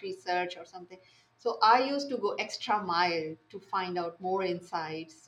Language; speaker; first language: English; non-native, local second language; Urdu